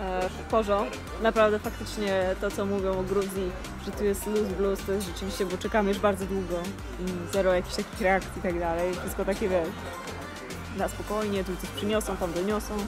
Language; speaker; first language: Polish; native; Polish